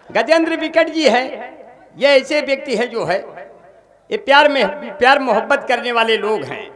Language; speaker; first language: Hindi; native; Hindi